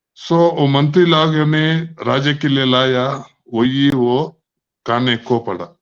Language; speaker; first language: Hindi; non-native, local second language; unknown